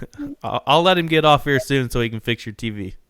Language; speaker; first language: English; native; English